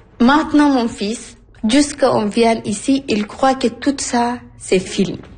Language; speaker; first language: French; non-native, learner; Arabic